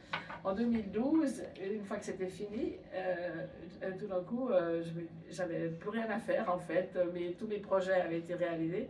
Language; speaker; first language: French; native; French